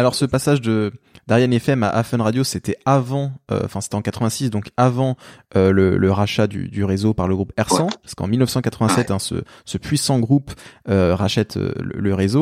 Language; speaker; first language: French; native; French